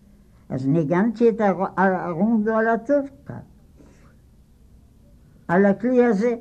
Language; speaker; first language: Hebrew; non-native, fluent; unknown